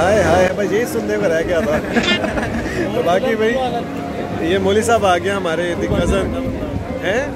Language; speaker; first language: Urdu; non-native, local second language; Punjabi